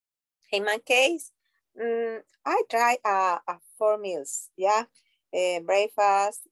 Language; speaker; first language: English; non-native, learner; Spanish